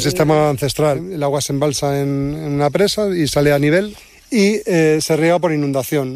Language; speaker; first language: Spanish; native; Spanish